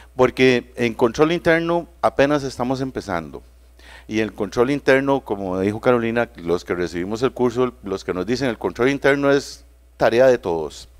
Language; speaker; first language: Spanish; native; Spanish